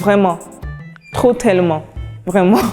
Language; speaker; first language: French; non-native, learner; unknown